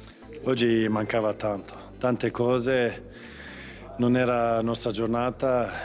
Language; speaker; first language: Italian; non-native, fluent; Swedish